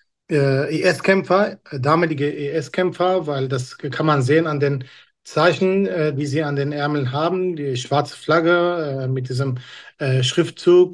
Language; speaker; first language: German; non-native, fluent; Kurdish